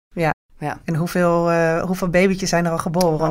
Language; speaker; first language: Dutch; native; Dutch